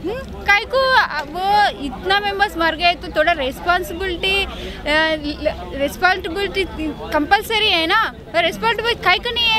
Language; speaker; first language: Hindi; non-native, local second language; Telugu